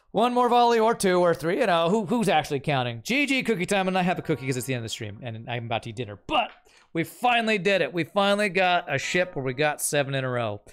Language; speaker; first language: English; native; English